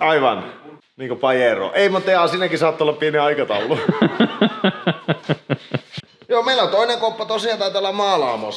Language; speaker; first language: Finnish; native; Finnish